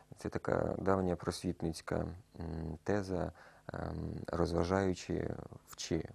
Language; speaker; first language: Ukrainian; native; Ukrainian